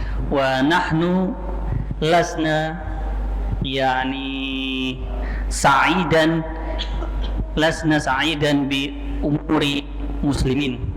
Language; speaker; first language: Arabic; non-native, learner; Indonesian